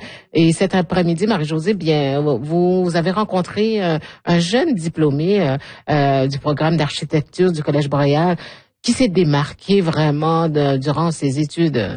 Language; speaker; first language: French; native; French